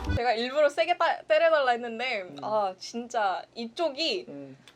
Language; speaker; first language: Korean; non-native, fluent; Thai